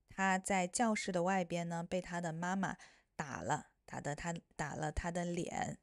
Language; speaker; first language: Chinese; non-native, learner; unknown